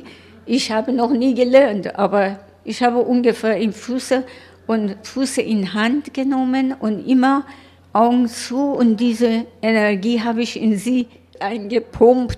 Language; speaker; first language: German; non-native, learner; Persian